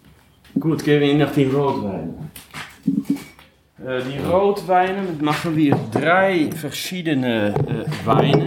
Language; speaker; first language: German; non-native, learner; Dutch